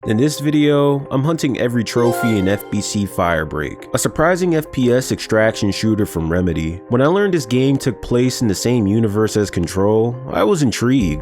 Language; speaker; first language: English; native; English